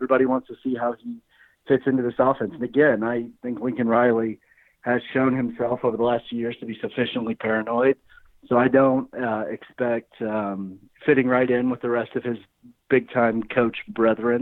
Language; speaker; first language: English; native; English